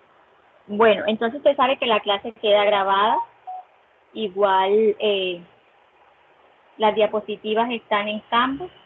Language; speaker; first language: Spanish; native; Spanish